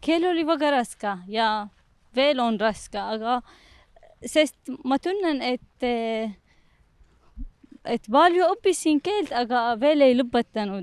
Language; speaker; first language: Estonian; non-native, learner; Arabic